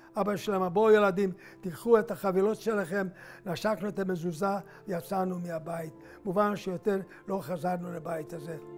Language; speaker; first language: Hebrew; non-native, fluent; Hungarian